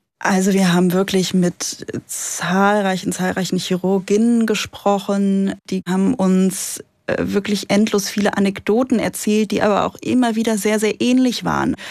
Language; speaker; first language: German; native; German